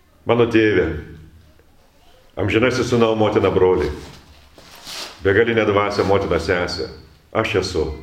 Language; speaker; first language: Lithuanian; native; Lithuanian